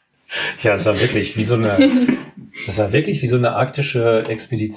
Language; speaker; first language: German; native; German